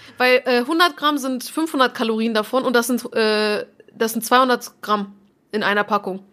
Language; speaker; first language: German; early bilingual, other home language; Turkish